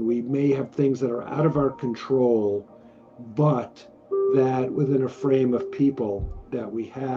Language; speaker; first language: English; native; English